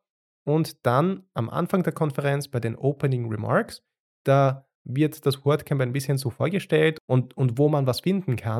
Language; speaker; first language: German; native; German